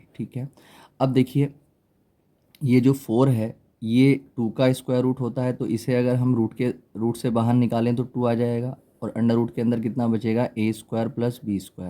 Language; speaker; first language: Hindi; native; Hindi